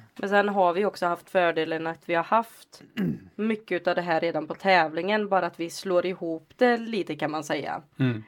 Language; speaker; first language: Swedish; native; Swedish